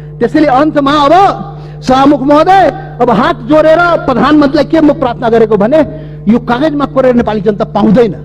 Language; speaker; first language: Nepali; non-native, local second language; Maithili